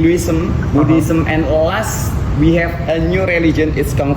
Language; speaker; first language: English; non-native, learner; Indonesian